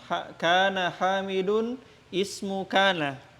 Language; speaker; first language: Arabic; non-native, fluent; Indonesian